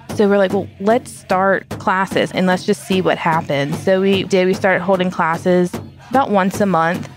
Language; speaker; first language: English; native; English